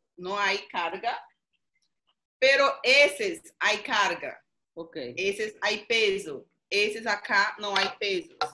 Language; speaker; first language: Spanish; non-native, learner; Portuguese